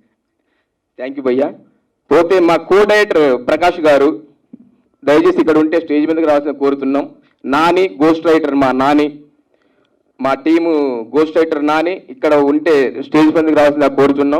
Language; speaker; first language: Telugu; native; Telugu